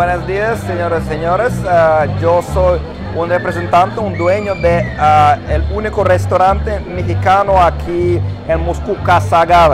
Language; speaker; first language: Spanish; non-native, fluent; Russian